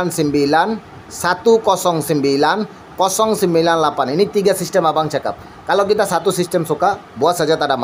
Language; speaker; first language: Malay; non-native, learner; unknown